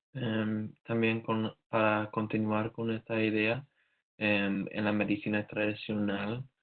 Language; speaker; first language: Spanish; non-native, learner; English